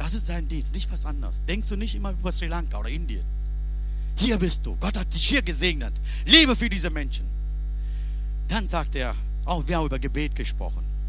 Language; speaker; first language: German; non-native, learner; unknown